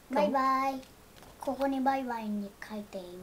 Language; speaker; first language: Japanese; early bilingual, other home language; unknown